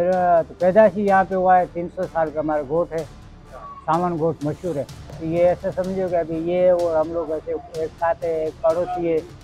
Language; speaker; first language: Hindi; non-native, local second language; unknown